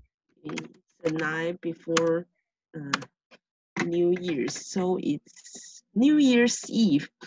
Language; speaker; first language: English; non-native, learner; Chinese